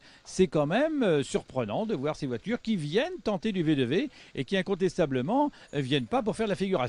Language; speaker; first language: French; native; French